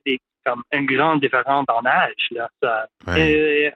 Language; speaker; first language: French; non-native, local second language; English